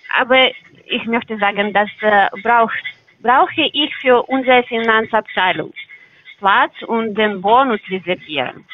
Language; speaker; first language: German; non-native, learner; Russian